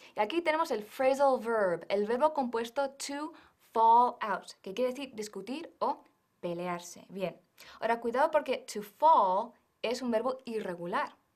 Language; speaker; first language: Spanish; native; Spanish